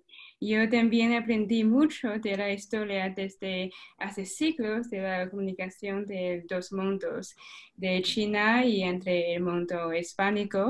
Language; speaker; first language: Spanish; non-native, fluent; Chinese